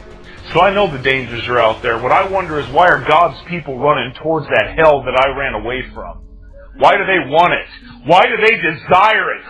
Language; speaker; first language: English; native; English